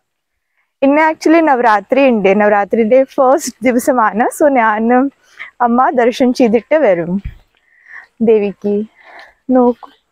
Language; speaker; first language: Malayalam; non-native, local second language; Hindi